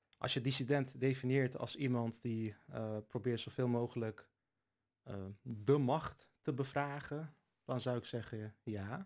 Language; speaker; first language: Dutch; early bilingual, other home language; Turkish